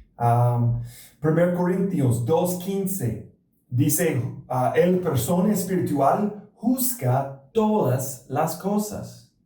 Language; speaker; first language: Spanish; non-native, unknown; English